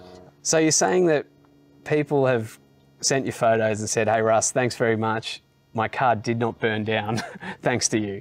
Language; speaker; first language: English; native; English